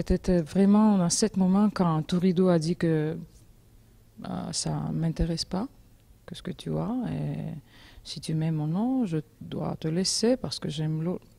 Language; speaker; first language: French; non-native, learner; Georgian